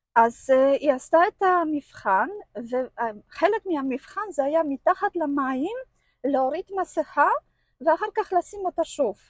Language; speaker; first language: Hebrew; non-native, fluent; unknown